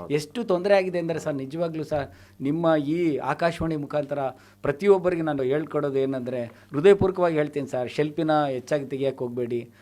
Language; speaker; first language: Kannada; non-native, local second language; Telugu